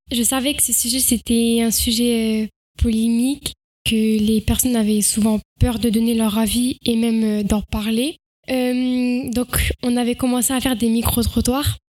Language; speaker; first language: French; native; French